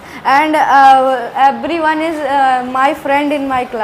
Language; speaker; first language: English; non-native, learner; Hindi